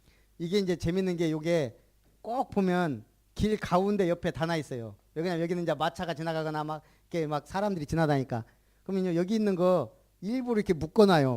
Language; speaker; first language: Korean; native; Korean